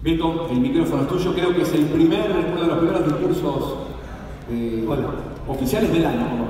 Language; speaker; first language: Spanish; native; Spanish